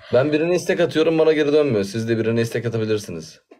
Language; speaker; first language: Turkish; native; Turkish